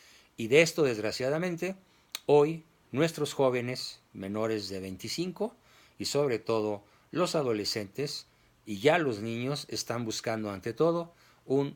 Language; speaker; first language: Spanish; native; Spanish